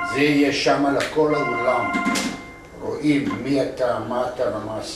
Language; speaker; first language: Hebrew; non-native, learner; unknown